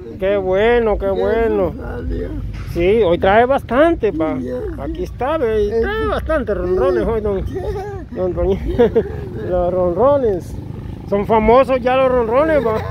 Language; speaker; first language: Spanish; native; Spanish